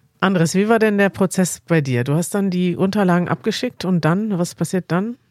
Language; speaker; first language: German; native; German